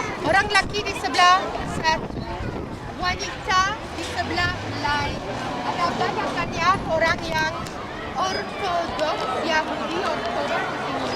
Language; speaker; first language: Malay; non-native, fluent; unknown